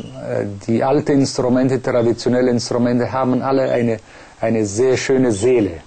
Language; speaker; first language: German; non-native, fluent; Persian